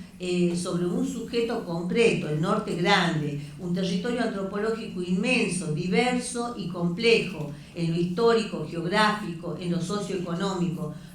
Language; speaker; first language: Spanish; native; Spanish